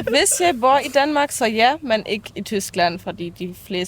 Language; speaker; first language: Danish; non-native, local second language; German